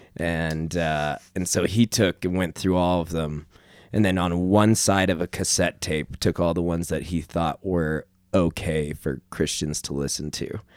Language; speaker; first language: English; native; English